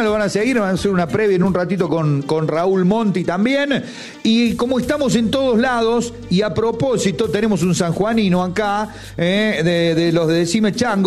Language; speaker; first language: Spanish; native; Spanish